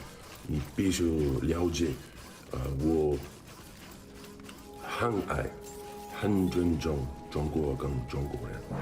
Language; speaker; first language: Chinese; non-native, learner; English